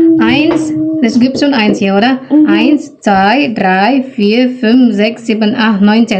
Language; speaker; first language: German; non-native, learner; Indonesian